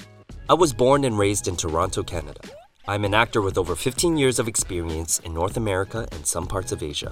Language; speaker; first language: English; native; English